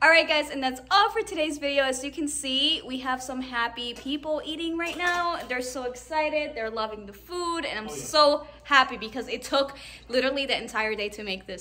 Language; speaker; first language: English; early bilingual, other home language; Spanish